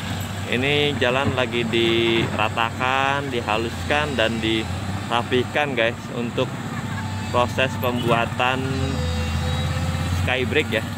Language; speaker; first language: Indonesian; native; Indonesian